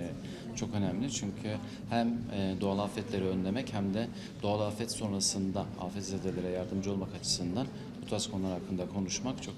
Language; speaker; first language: Turkish; native; Turkish